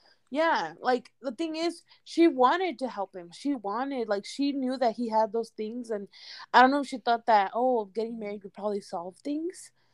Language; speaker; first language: English; early bilingual, other home language; Spanish